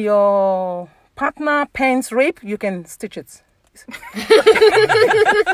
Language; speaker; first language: English; non-native, local second language; Yoruba